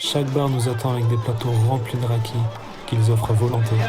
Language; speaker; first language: French; native; French